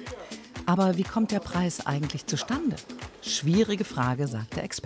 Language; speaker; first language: German; native; German